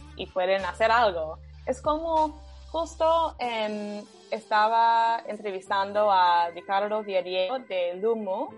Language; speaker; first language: Spanish; non-native, fluent; English